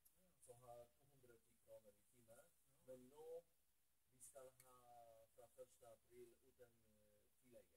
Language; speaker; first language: Norwegian; non-native, learner; Polish